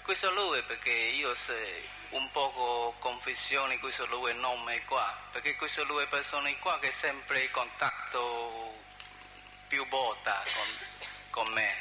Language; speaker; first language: Italian; non-native, learner; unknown